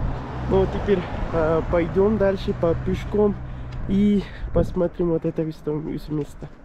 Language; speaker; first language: Russian; non-native, learner; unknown